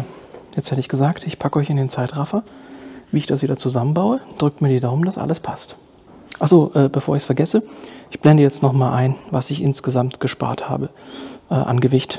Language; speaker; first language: German; native; German